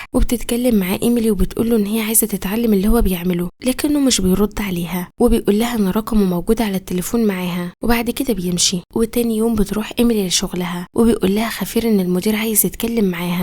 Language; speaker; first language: Arabic; native; Arabic